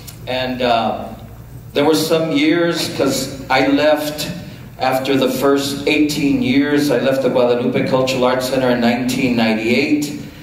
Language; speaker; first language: English; native; English